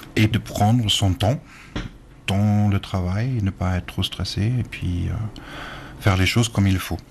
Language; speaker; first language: French; native; French